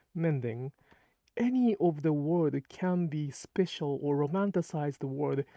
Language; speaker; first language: English; non-native, fluent; Japanese